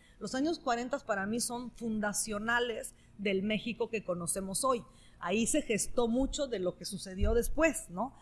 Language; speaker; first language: Spanish; non-native, fluent; Italian